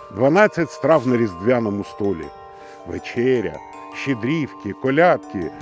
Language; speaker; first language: Ukrainian; native; Ukrainian